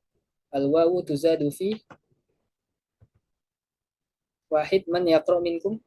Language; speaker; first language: Arabic; non-native, fluent; Indonesian